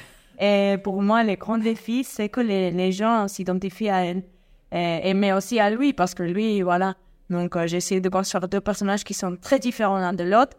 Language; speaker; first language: French; non-native, fluent; Spanish